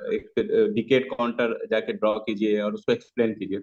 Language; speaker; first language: Hindi; native; Hindi